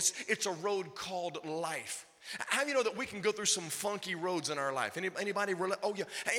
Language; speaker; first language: English; native; English